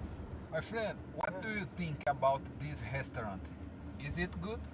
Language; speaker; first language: English; non-native, learner; Portuguese